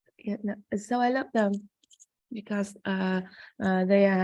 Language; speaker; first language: English; non-native, learner; Vietnamese